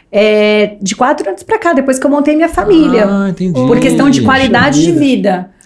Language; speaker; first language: Portuguese; native; Portuguese